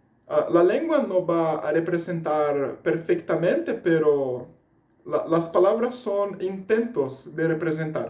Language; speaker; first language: Spanish; non-native, fluent; Portuguese